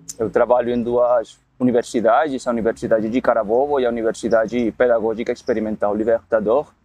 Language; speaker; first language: Portuguese; non-native, fluent; Spanish